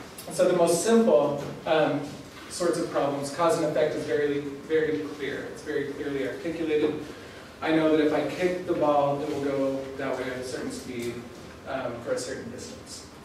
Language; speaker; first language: English; native; English